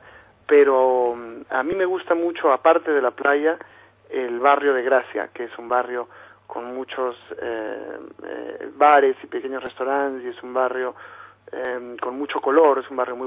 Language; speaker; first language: Spanish; native; Spanish